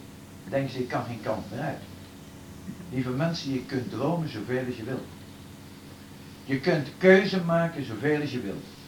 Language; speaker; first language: Dutch; native; Dutch